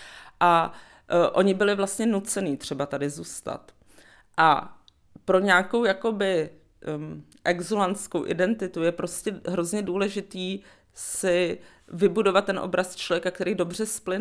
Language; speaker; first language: Czech; native; Czech